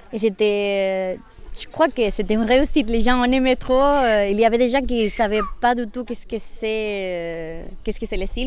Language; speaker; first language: French; non-native, fluent; Spanish